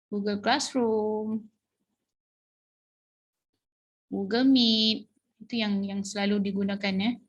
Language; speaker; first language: Malay; native; Malay